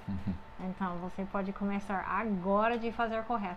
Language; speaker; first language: Portuguese; non-native, fluent; English